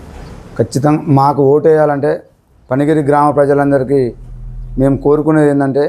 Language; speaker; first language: Telugu; native; Telugu